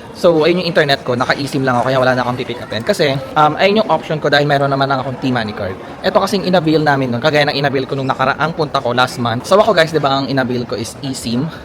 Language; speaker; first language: Filipino; native; Filipino